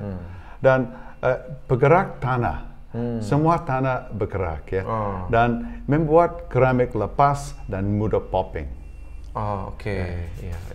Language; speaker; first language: Indonesian; non-native, learner; English